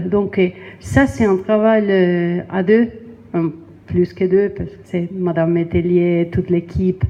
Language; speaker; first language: French; non-native, learner; Spanish